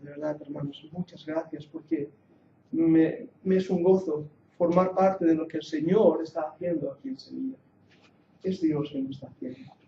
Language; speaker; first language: Spanish; non-native, fluent; English